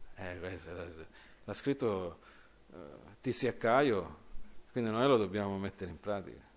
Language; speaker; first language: Italian; early bilingual, heritage; English